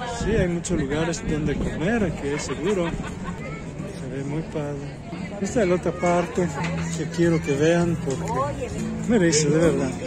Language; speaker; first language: Spanish; non-native, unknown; Italian